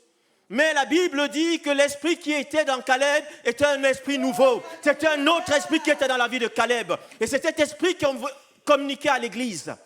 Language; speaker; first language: French; native; French